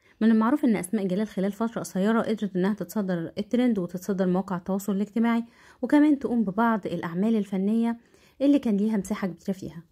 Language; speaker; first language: Arabic; native; Arabic